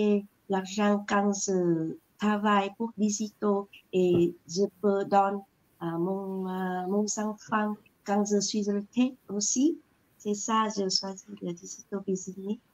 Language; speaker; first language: French; non-native, learner; Vietnamese